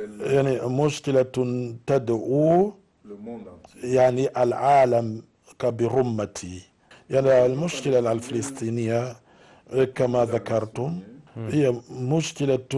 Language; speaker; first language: Arabic; non-native, fluent; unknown